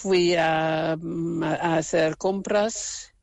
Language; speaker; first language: Spanish; non-native, learner; Dutch